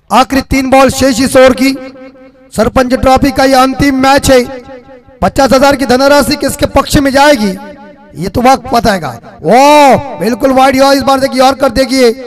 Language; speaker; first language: Hindi; non-native, local second language; Marathi